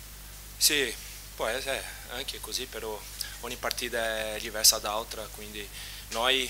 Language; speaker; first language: Italian; non-native, fluent; Portuguese